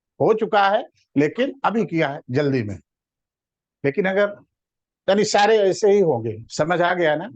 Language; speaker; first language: Urdu; native; Urdu